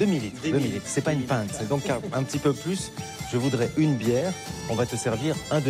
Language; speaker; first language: French; native; French